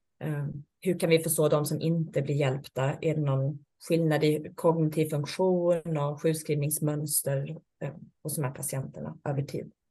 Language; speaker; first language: Swedish; native; Swedish